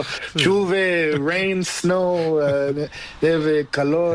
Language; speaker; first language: Spanish; non-native, learner; Portuguese